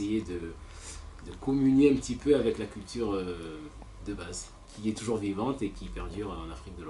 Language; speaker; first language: French; native; French